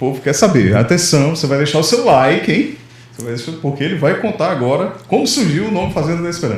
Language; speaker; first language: Portuguese; native; Portuguese